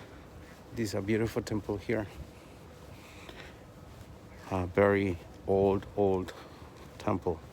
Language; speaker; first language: English; non-native, learner; Spanish